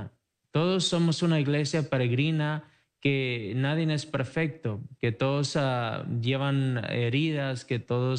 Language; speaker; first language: Spanish; native; Spanish